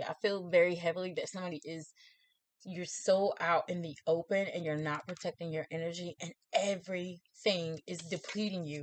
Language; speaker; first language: English; native; English